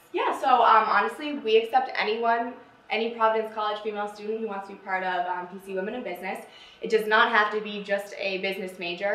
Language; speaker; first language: English; native; English